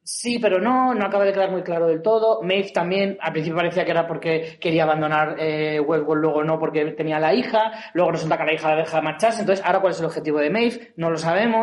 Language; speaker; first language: Spanish; native; Spanish